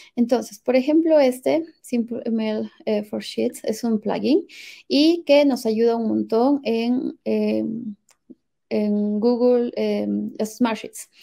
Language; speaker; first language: Spanish; native; Spanish